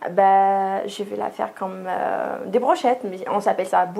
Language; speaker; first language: French; non-native, local second language; Arabic